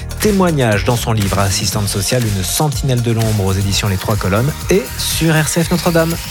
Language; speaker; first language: French; native; French